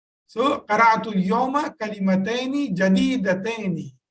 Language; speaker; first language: Arabic; non-native, fluent; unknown